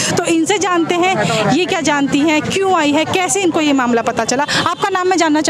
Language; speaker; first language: Hindi; native; Hindi